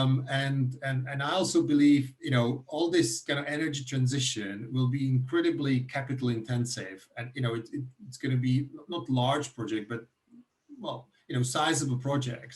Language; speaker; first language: English; non-native, fluent; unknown